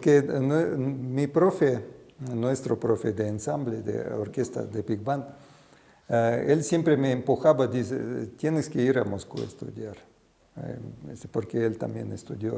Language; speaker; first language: Spanish; non-native, fluent; Russian